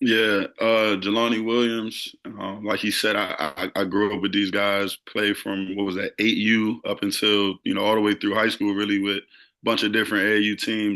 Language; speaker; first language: English; native; English